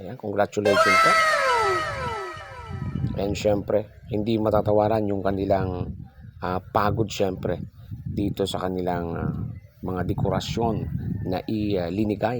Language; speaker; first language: Filipino; non-native, local second language; Bikol